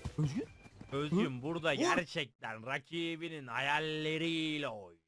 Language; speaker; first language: Turkish; native; Turkish